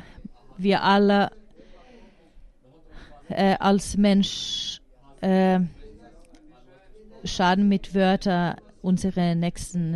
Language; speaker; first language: German; non-native, fluent; Finnish